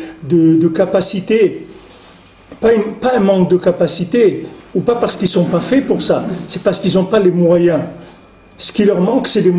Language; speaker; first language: French; native; French